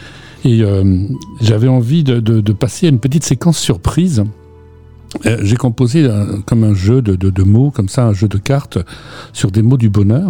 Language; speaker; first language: French; native; French